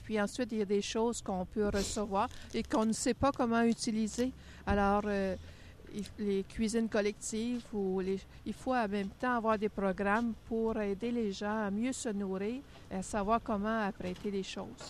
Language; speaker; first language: French; native; French